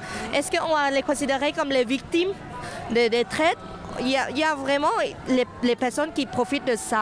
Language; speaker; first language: French; non-native, fluent; Thai